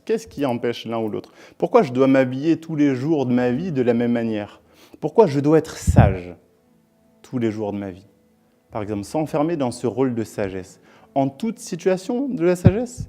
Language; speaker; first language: French; native; French